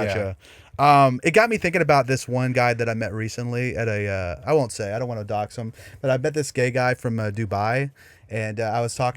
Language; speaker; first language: English; native; English